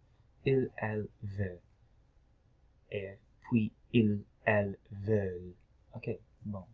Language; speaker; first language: French; non-native, local second language; English